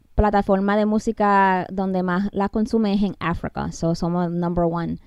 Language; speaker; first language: Spanish; early bilingual, heritage; Spanish